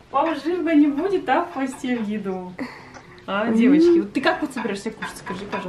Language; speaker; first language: Russian; native; Russian